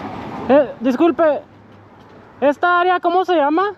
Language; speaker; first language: Spanish; non-native, learner; English